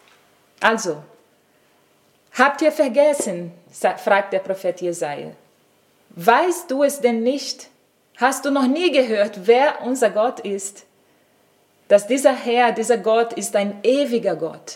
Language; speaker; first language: German; non-native, fluent; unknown